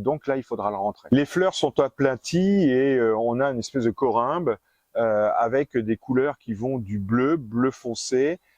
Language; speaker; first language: French; native; French